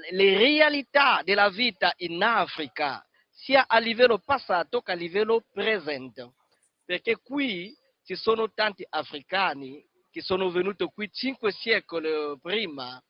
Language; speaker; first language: Italian; non-native, fluent; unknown